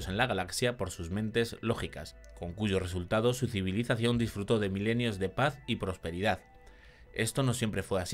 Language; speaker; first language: Spanish; native; Spanish